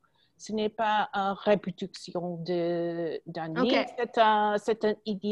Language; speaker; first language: French; non-native, learner; English